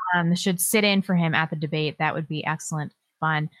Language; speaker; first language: English; native; English